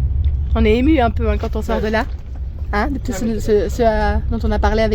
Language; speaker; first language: French; native; French